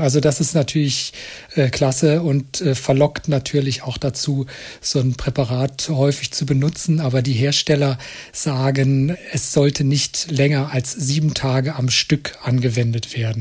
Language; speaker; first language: German; native; German